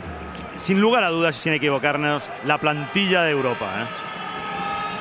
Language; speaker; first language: Spanish; native; Spanish